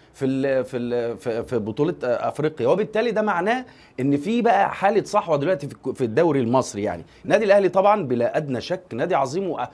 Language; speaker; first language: Arabic; native; Arabic